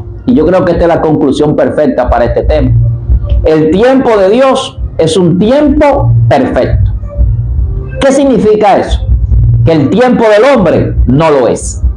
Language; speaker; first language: Spanish; native; Spanish